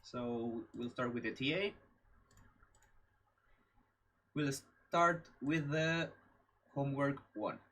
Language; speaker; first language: English; non-native, fluent; Spanish